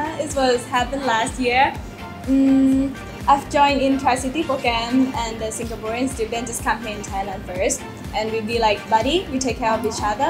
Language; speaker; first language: English; non-native, learner; Thai